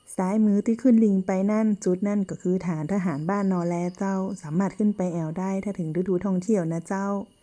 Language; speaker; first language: Thai; native; Thai